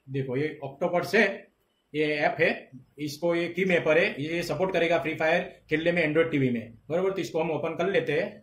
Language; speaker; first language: Hindi; non-native, local second language; Gujarati